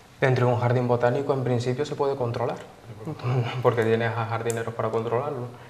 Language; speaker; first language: Spanish; native; Spanish